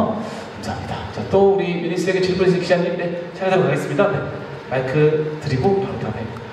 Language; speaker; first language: Korean; native; Korean